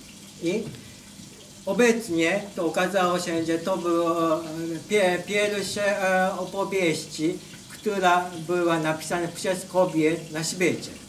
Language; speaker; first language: Polish; non-native, learner; Japanese